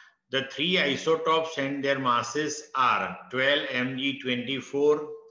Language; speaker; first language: English; non-native, local second language; Gujarati